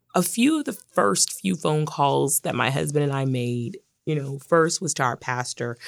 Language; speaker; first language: English; native; English